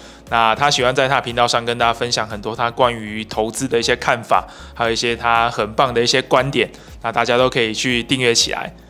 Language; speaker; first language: Chinese; native; Chinese